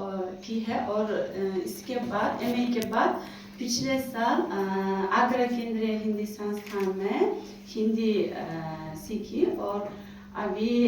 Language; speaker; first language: Hindi; non-native, fluent; Uzbek